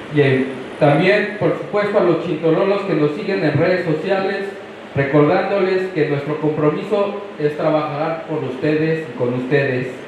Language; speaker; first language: Spanish; native; Spanish